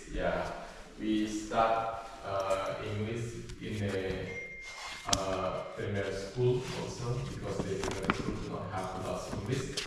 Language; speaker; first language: English; non-native, learner; Balinese